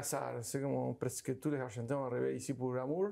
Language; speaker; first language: French; non-native, learner; Spanish